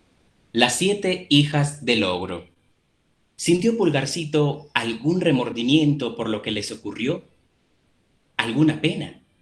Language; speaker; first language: Spanish; native; Spanish